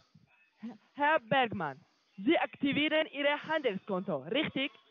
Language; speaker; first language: German; non-native, learner; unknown